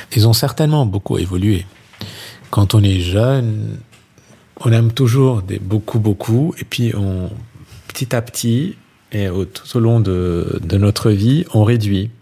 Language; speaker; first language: French; non-native, local second language; Arabic